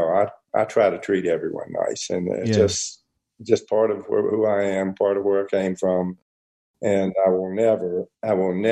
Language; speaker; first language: English; native; English